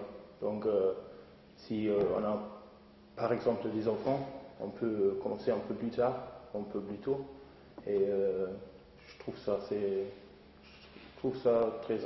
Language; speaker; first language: French; non-native, fluent; German